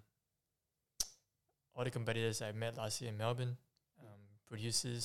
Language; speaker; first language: English; non-native, local second language; Chinese